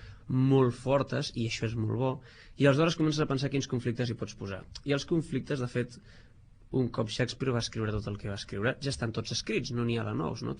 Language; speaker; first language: Catalan; native; Catalan